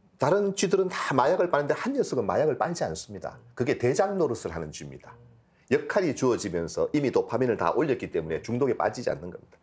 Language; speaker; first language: Korean; native; Korean